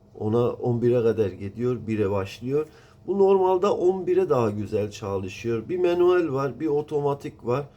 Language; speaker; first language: Turkish; non-native, learner; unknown